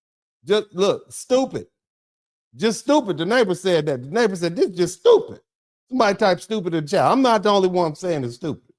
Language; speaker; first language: English; native; English